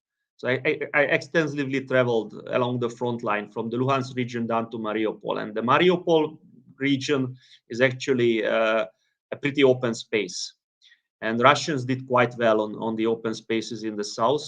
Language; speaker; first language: English; non-native, fluent; Hungarian